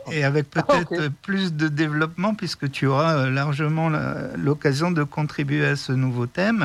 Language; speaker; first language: French; native; French